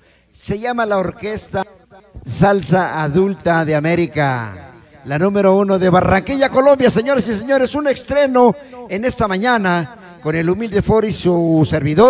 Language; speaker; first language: Spanish; native; Spanish